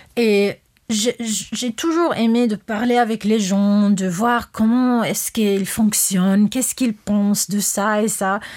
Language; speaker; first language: French; non-native, fluent; English